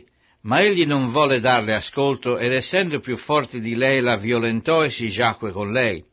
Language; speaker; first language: Italian; native; Italian